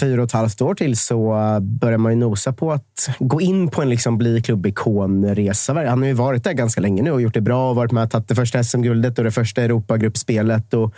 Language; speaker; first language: Swedish; native; Swedish